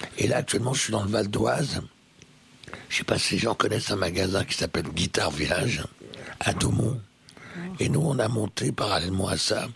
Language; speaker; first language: French; native; French